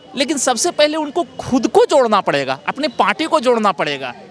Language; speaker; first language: Hindi; native; Hindi